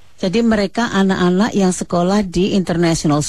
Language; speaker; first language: Indonesian; native; Indonesian